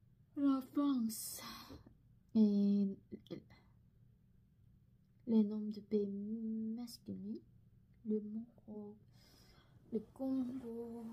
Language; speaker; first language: French; non-native, learner; Korean